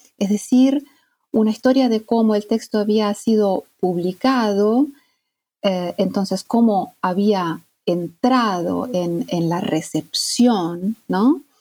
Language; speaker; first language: Spanish; non-native, fluent; Italian